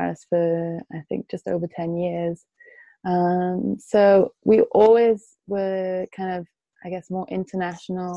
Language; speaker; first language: English; native; English